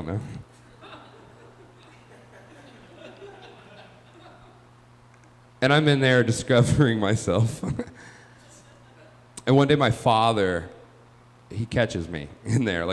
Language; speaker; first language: English; native; English